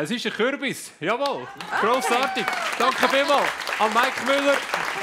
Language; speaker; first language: German; native; German